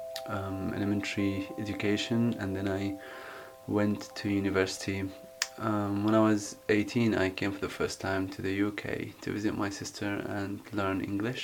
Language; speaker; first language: English; non-native, fluent; Arabic